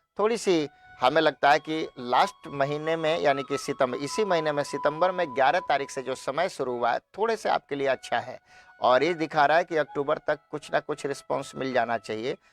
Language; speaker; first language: Hindi; native; Hindi